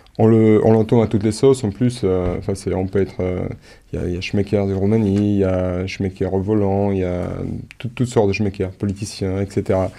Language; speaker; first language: French; non-native, fluent; Romanian